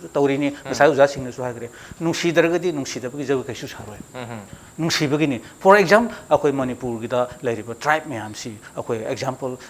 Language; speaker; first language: Manipuri; non-native, local second language; Rongmei Naga